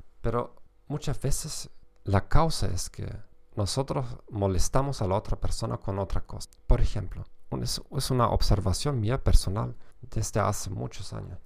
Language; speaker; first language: Spanish; non-native, fluent; German